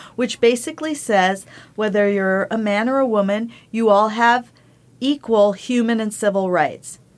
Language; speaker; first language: English; early bilingual, other home language; Spanish